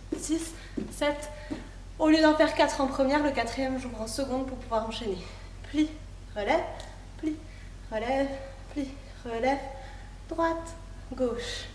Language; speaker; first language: French; native; French